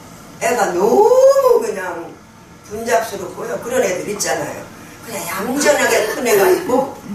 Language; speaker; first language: Korean; native; Korean